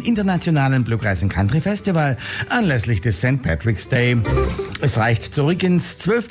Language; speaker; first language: German; native; German